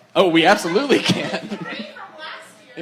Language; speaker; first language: English; native; English